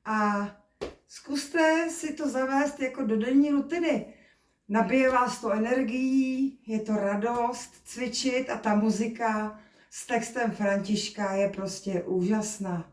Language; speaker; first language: Czech; native; Czech